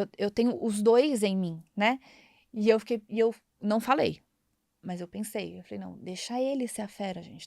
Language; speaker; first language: Portuguese; native; Portuguese